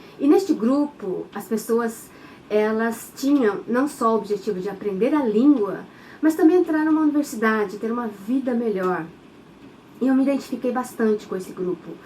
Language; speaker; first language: Portuguese; native; Portuguese